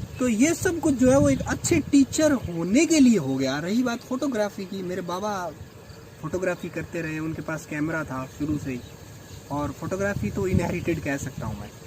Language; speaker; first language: Hindi; non-native, local second language; Rajasthani